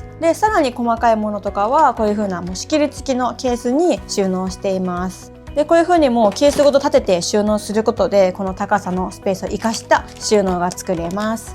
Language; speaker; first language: Japanese; native; Japanese